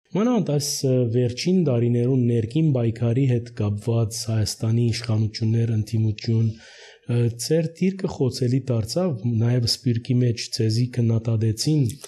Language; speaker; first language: Armenian; early bilingual, heritage; Armenian